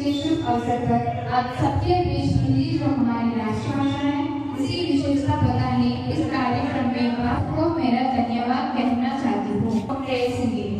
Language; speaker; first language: Hindi; native; Hindi